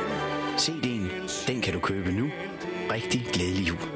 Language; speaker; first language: Danish; native; Danish